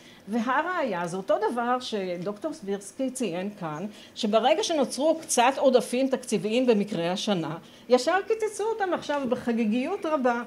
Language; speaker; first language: Hebrew; native; Hebrew